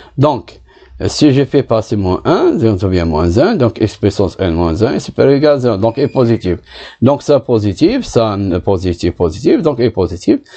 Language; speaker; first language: French; non-native, local second language; Arabic